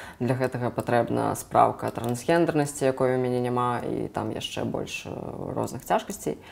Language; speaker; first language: Belarusian; native; Belarusian